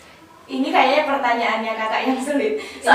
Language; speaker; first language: Indonesian; native; Indonesian